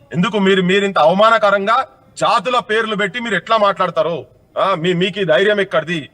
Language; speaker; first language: Telugu; native; Telugu